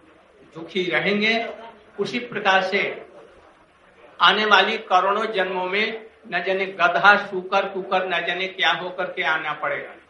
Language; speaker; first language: Hindi; native; Hindi